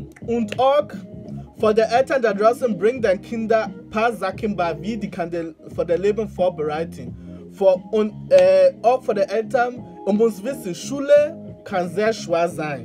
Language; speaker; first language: German; non-native, learner; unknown